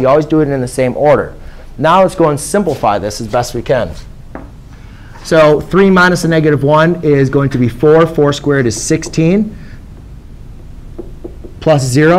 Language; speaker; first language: English; native; English